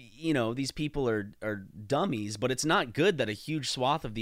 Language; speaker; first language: English; native; English